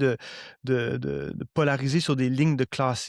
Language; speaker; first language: French; native; French